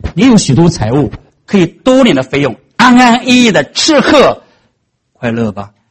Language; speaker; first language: Chinese; native; Chinese